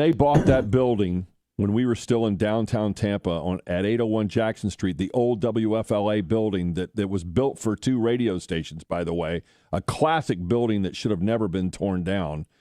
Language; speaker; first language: English; native; English